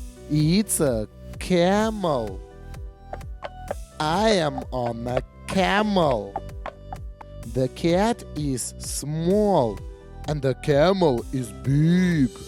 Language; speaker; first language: English; non-native, fluent; Russian